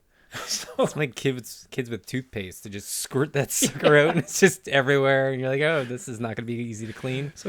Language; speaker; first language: English; native; English